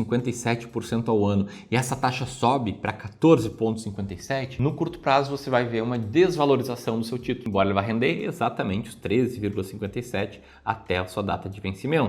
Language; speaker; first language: Portuguese; native; Portuguese